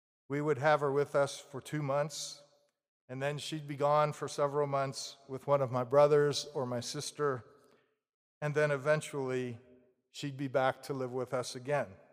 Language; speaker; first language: English; native; English